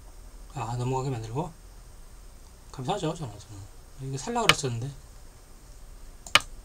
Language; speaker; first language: Korean; native; Korean